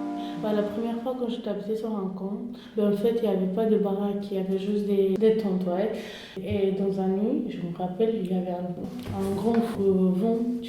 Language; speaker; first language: French; non-native, fluent; Romanian